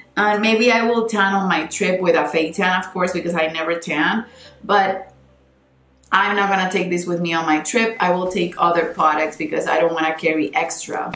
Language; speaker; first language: English; non-native, fluent; Spanish